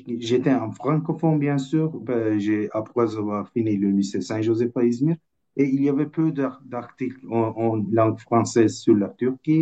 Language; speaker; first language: French; non-native, fluent; Turkish